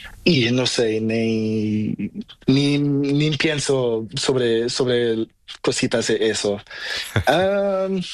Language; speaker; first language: Spanish; non-native, learner; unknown